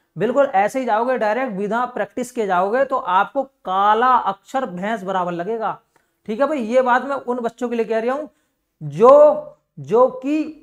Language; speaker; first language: Hindi; native; Hindi